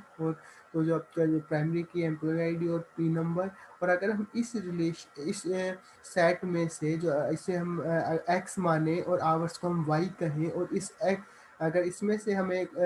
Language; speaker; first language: Hindi; native; Hindi